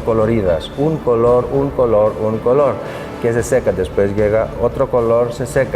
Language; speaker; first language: Spanish; non-native, fluent; Greek